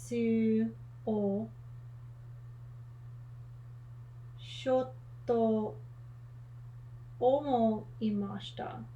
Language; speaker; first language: Japanese; non-native, learner; English